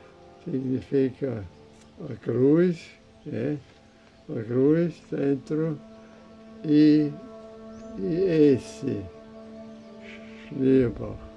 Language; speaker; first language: Portuguese; non-native, fluent; German